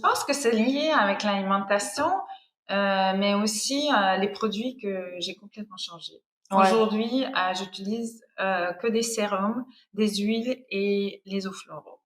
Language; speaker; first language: French; non-native, fluent; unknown